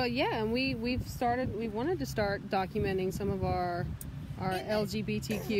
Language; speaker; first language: English; native; English